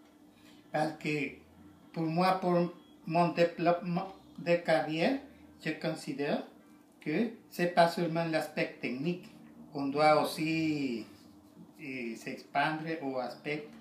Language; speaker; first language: French; non-native, learner; Spanish